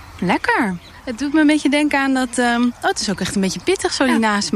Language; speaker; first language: Dutch; native; Dutch